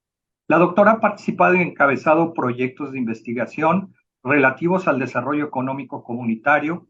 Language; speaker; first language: Spanish; native; Spanish